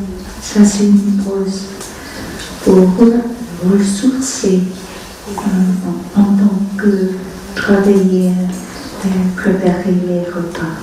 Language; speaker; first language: French; non-native, fluent; Vietnamese